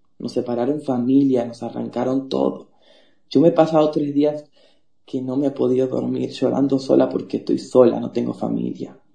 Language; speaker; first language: Spanish; native; Spanish